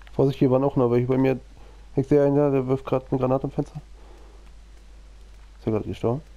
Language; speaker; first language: German; native; German